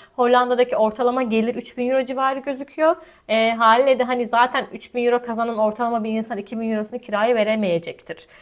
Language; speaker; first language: Turkish; native; Turkish